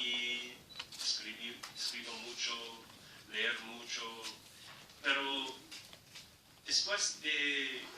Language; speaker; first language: Spanish; non-native, learner; English